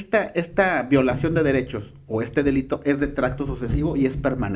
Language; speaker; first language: Spanish; native; Spanish